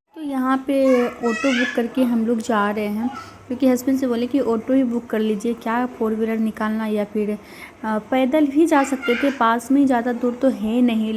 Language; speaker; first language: Hindi; native; Hindi